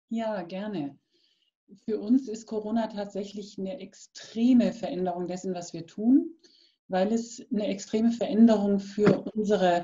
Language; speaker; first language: German; native; German